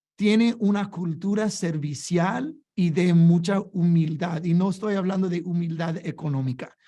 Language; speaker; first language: Spanish; non-native, fluent; English